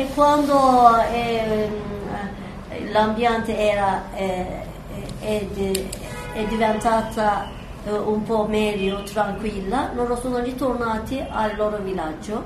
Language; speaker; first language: Italian; non-native, learner; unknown